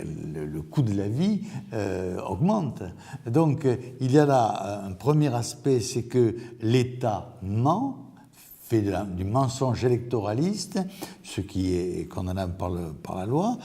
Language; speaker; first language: French; native; French